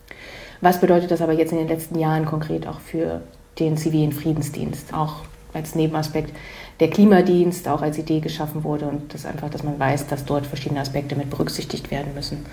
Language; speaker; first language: German; native; German